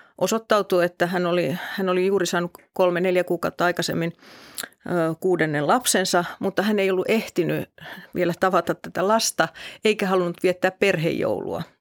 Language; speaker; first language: Finnish; native; Finnish